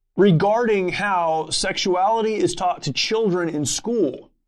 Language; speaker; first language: English; native; English